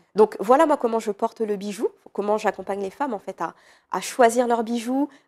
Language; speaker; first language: French; native; French